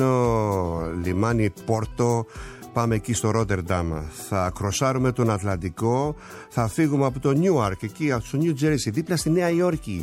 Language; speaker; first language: Greek; native; Greek